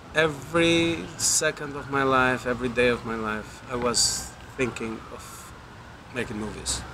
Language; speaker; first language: English; non-native, fluent; Albanian